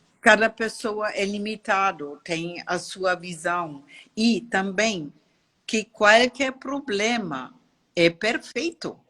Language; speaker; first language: Portuguese; non-native, learner; German